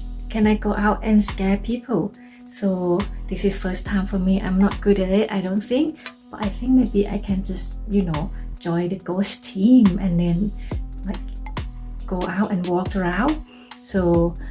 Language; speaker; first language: English; non-native, learner; Thai